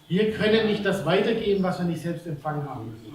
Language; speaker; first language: German; native; German